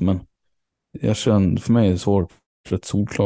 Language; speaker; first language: Swedish; native; Swedish